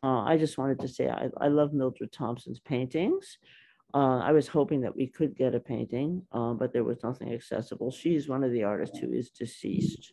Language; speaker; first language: English; native; English